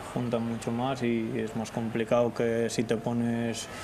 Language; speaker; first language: Spanish; native; Spanish